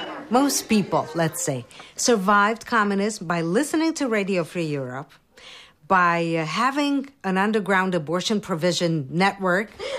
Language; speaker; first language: English; non-native, fluent; Romanian